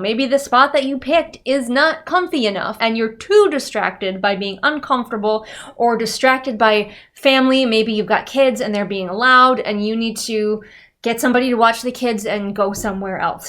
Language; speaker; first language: English; native; English